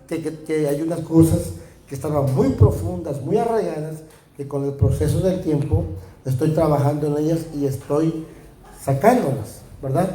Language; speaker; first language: Spanish; native; Spanish